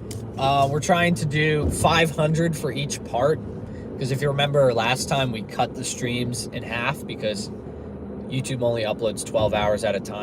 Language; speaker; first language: English; native; English